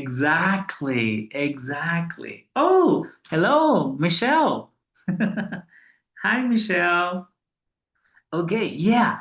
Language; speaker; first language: English; non-native, fluent; Spanish